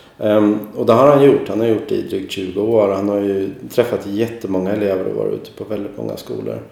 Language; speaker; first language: Swedish; native; Swedish